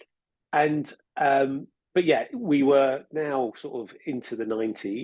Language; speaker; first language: English; native; English